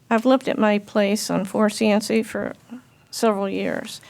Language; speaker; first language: English; native; English